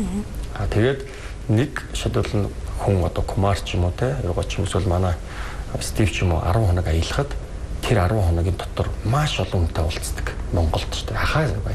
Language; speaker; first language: Mongolian; native; Mongolian